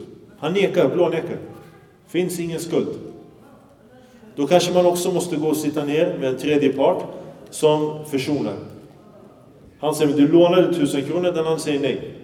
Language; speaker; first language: Swedish; early bilingual, other home language; Arabic